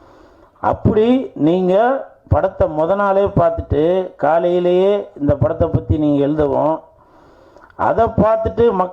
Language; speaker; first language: Tamil; native; Tamil